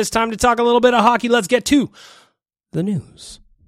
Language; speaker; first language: English; native; English